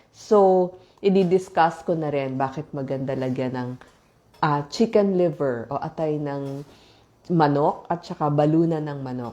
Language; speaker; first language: Filipino; native; Filipino